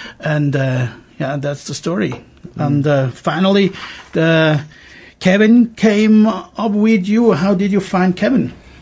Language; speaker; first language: English; non-native, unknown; German